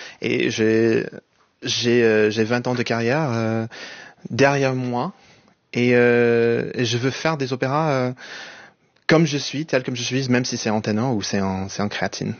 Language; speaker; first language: French; non-native, fluent; English